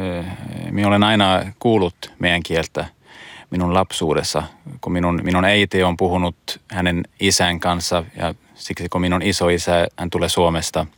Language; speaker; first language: Finnish; non-native, learner; Swedish